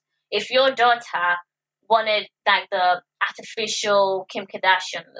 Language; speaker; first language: English; non-native, local second language; Yoruba